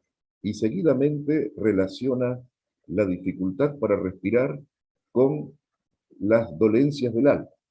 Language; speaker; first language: Spanish; native; Spanish